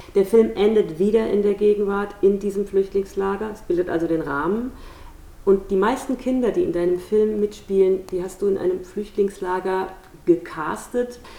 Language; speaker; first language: German; native; German